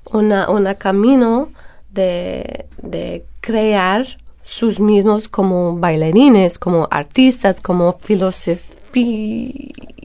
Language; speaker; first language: Spanish; non-native, fluent; English